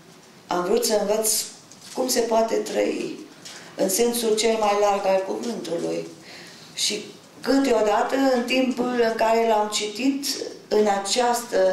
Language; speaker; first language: Romanian; non-native, local second language; German